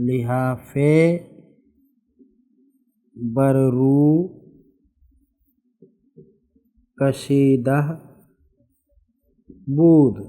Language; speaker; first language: Persian; non-native, fluent; Urdu